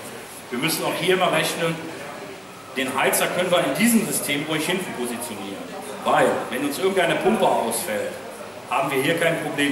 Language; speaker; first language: German; native; German